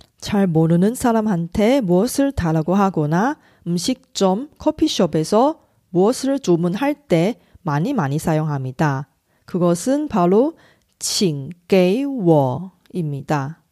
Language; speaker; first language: Korean; non-native, fluent; Chinese